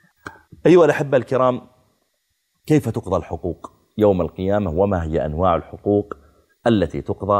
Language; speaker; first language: Arabic; native; Arabic